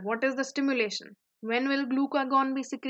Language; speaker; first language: English; non-native, local second language; Hindi